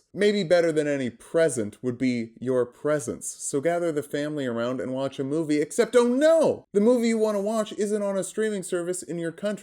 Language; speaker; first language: English; native; English